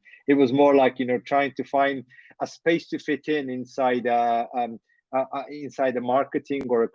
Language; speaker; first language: English; non-native, fluent; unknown